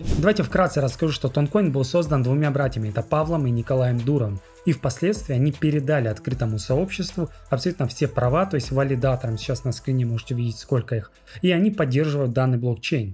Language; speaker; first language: Russian; native; Russian